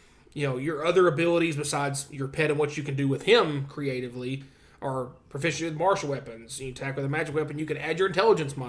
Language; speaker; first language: English; native; English